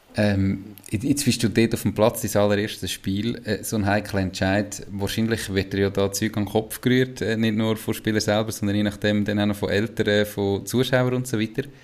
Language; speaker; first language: German; native; German